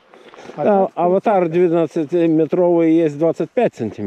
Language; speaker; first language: Russian; non-native, fluent; Lithuanian